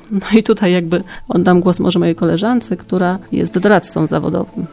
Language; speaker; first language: Polish; native; Polish